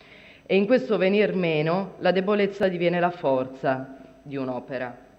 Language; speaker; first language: Italian; native; Italian